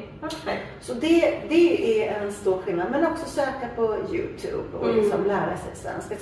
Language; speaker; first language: Swedish; native; Swedish